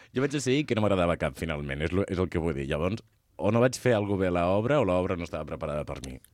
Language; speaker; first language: Catalan; native; Catalan